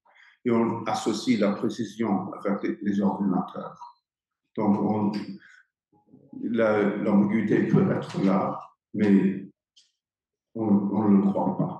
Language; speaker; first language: French; non-native, fluent; English